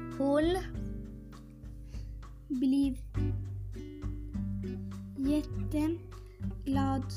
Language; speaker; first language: Swedish; non-native, learner; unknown